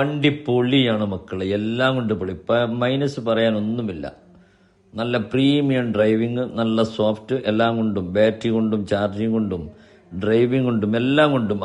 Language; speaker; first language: Malayalam; native; Malayalam